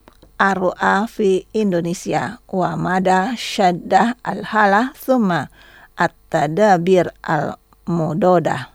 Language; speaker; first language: Arabic; non-native, learner; Indonesian